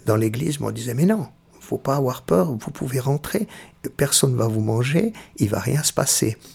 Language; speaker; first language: French; native; French